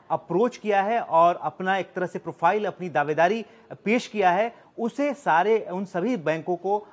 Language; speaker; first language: Hindi; native; Hindi